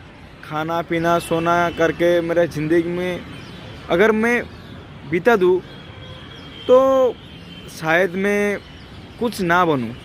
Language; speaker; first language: Hindi; non-native, local second language; Odia